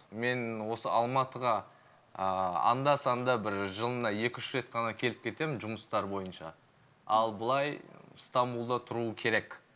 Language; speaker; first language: Kazakh; early bilingual, heritage; Kazakh